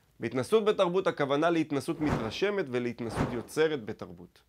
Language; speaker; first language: Hebrew; native; Hebrew